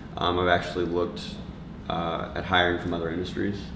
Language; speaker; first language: English; native; English